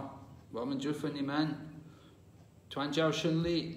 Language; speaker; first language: Chinese; non-native, fluent; English